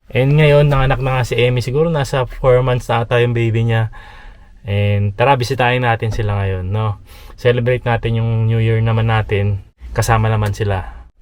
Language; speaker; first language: Filipino; native; Filipino